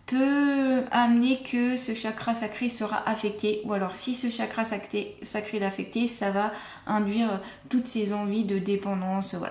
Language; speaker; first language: French; native; French